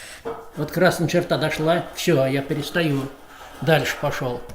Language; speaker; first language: Russian; native; Russian